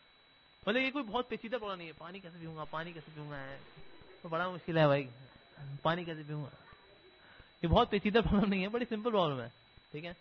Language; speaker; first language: Hindi; native; Hindi